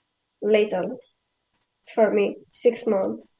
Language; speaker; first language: English; non-native, learner; Italian